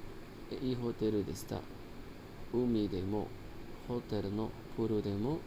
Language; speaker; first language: Japanese; non-native, learner; Indonesian